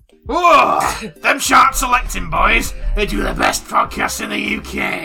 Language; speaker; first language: English; native; English